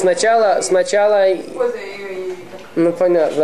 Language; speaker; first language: Russian; early bilingual, heritage; Russian